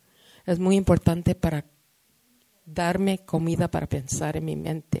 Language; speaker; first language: Spanish; early bilingual, heritage; Spanish